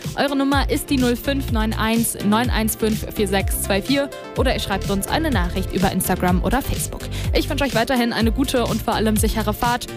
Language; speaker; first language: German; native; German